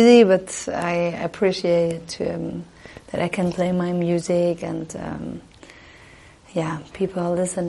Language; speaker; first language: English; non-native, fluent; German